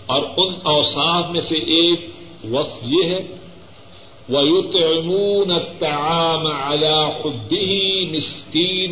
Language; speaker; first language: Urdu; non-native, local second language; Punjabi